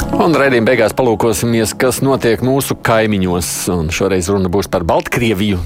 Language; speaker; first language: Latvian; native; Latvian